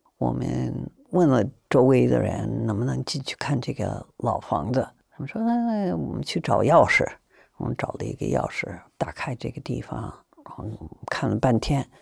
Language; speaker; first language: Chinese; non-native, fluent; English